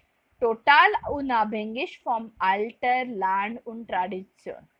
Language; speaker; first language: German; non-native, fluent; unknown